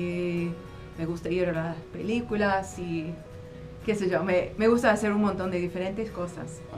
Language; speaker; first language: Spanish; non-native, fluent; English